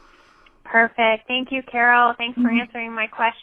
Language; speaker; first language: English; native; English